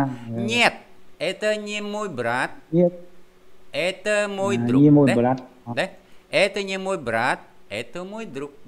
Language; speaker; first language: Russian; non-native, fluent; Vietnamese